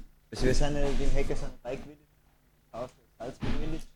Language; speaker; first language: German; native; German